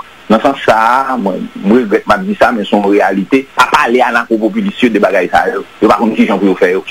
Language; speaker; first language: French; non-native, local second language; Haitian Creole